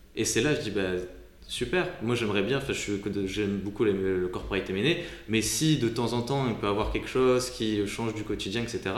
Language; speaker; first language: French; native; French